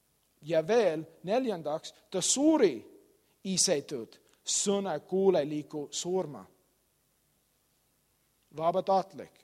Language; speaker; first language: Estonian; non-native, learner; English